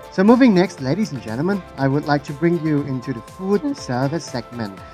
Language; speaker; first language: English; non-native, fluent; Thai